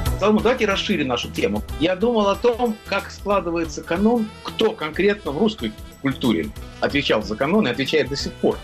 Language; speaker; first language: Russian; native; Russian